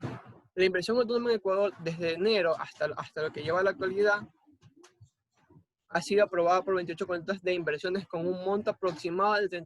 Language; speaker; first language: Spanish; native; Spanish